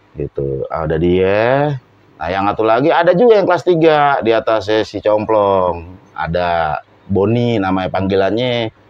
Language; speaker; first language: Indonesian; native; Indonesian